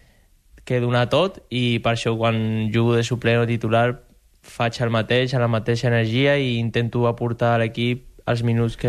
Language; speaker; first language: Catalan; non-native, local second language; Spanish